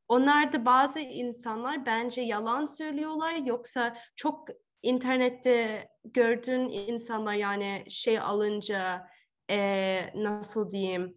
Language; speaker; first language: Turkish; early bilingual, heritage; Turkish